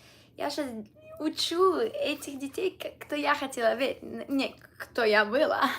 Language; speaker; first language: Russian; early bilingual, heritage; Russian